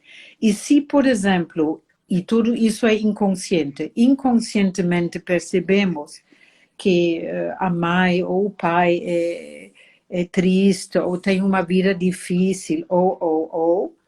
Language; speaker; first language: Portuguese; non-native, fluent; German